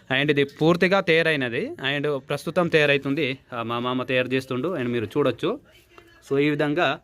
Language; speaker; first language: Telugu; non-native, local second language; Gondi